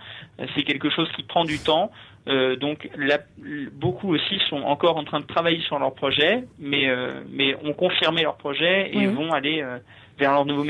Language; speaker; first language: French; native; French